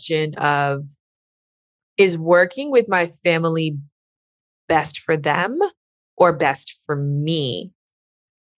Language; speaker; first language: English; native; English